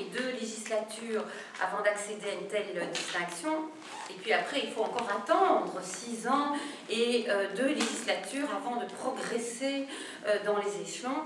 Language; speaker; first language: French; native; French